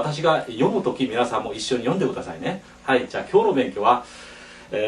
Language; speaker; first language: Japanese; non-native, fluent; Korean